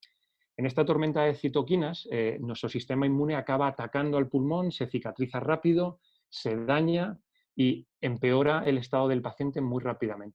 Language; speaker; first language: Spanish; native; Spanish